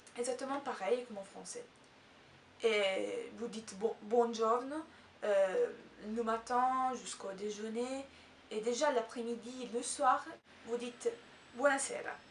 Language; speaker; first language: French; non-native, fluent; Italian